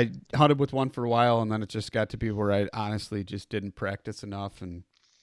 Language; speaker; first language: English; native; English